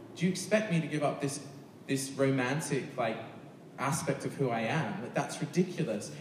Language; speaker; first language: English; native; English